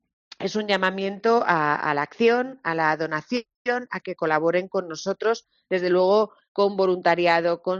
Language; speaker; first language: Spanish; native; Spanish